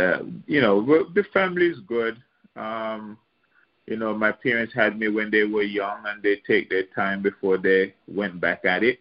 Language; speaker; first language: English; non-native, local second language; Jamaican Creole English